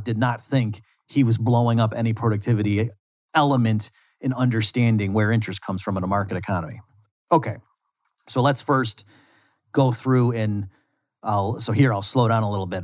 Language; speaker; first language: English; native; English